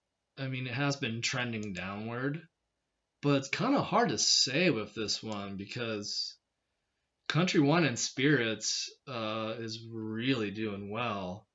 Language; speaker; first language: English; native; English